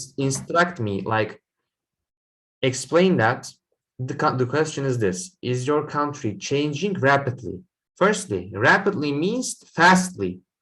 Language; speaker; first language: English; non-native, fluent; Turkish